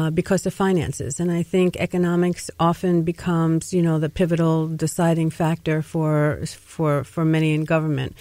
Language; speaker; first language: English; native; English